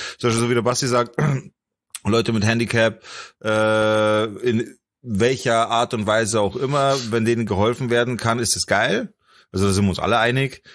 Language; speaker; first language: German; early bilingual, other home language; Polish